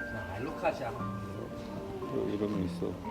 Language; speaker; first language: Korean; native; Korean